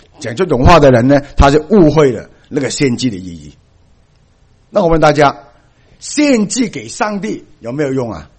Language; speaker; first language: Chinese; non-native, local second language; Cantonese